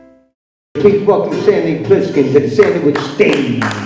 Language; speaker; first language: English; native; English